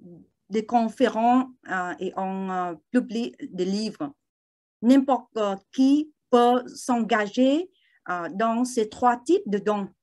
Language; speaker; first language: French; non-native, learner; Vietnamese